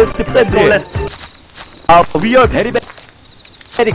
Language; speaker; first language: English; non-native, learner; Korean